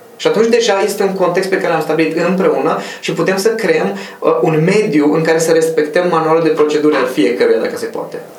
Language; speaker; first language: Romanian; non-native, local second language; Hungarian